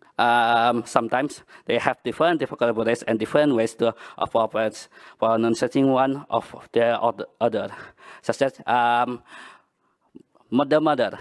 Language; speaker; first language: English; non-native, learner; Banjar